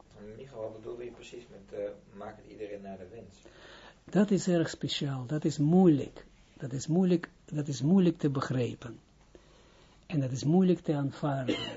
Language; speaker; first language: Dutch; non-native, fluent; Hebrew